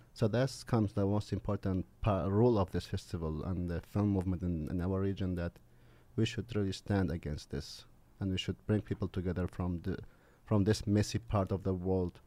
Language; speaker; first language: English; non-native, fluent; Arabic